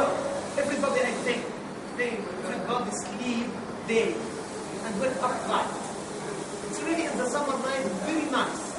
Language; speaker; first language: English; non-native, learner; Arabic